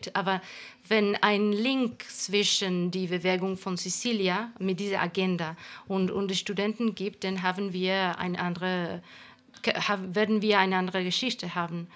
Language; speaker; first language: German; non-native, fluent; Spanish